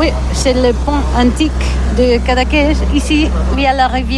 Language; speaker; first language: French; non-native, learner; Catalan